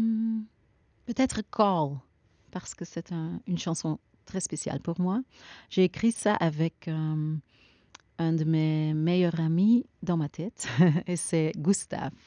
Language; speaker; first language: French; non-native, learner; Dutch